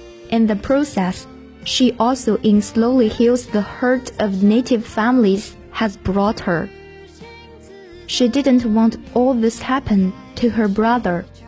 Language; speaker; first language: English; non-native, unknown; Chinese